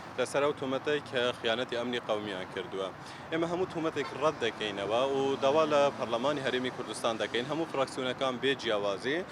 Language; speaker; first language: Central Kurdish; non-native, local second language; Kurdish